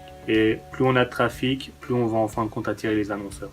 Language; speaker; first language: French; early bilingual, other home language; Persian